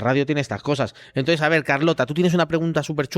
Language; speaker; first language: Spanish; native; Spanish